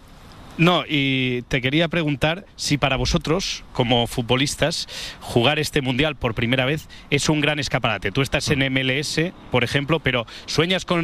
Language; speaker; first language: Spanish; native; Spanish